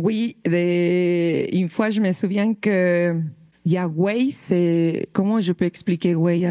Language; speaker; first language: French; non-native, fluent; Spanish